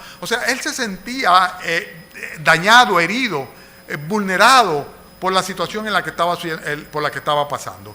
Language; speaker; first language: Spanish; native; Spanish